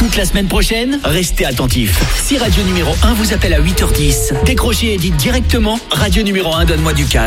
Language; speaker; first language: French; native; French